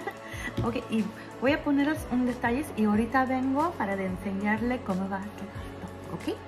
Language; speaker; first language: Spanish; early bilingual, heritage; Spanish